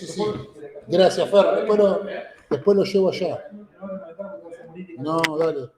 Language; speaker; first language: Spanish; native; Spanish